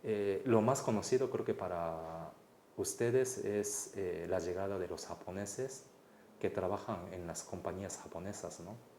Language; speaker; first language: Spanish; non-native, fluent; Japanese